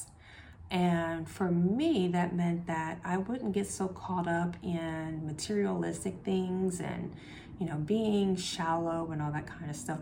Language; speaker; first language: English; native; English